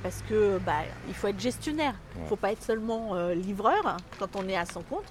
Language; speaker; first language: French; native; French